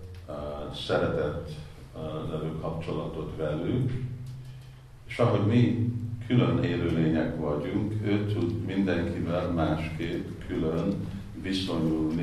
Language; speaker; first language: Hungarian; non-native, fluent; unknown